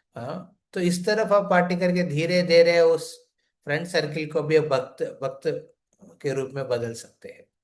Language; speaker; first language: Hindi; non-native, local second language; Telugu